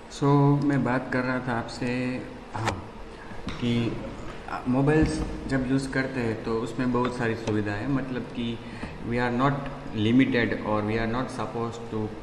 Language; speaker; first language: Hindi; non-native, local second language; Gujarati